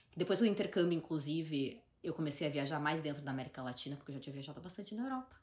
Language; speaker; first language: Portuguese; native; Portuguese